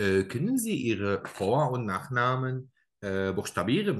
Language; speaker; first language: German; non-native, learner; Arabic